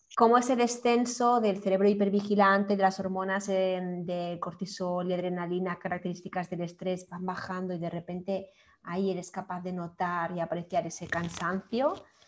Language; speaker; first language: Spanish; native; Spanish